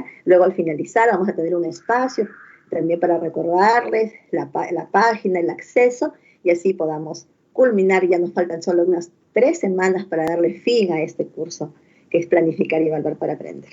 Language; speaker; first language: Spanish; native; Spanish